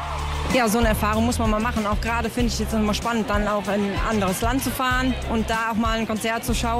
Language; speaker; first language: German; native; German